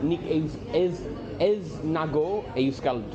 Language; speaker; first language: Basque; non-native, learner; English